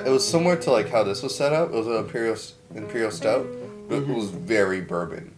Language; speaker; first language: English; native; English